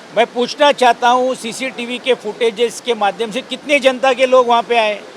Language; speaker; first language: Hindi; non-native, local second language; Marathi